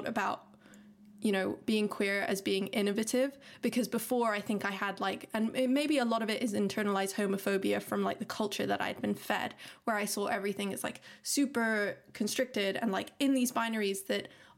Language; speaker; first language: English; non-native, local second language; Cantonese